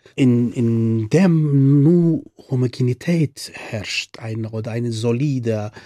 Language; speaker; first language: German; non-native, fluent; Arabic